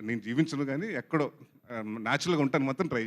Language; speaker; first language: Telugu; native; Telugu